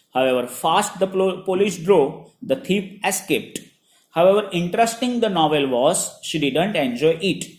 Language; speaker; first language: English; non-native, local second language; Gujarati